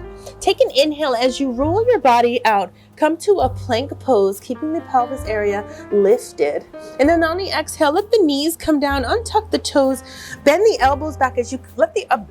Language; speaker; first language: English; native; English